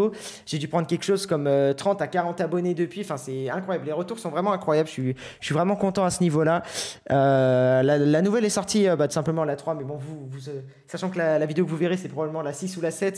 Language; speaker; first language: French; native; French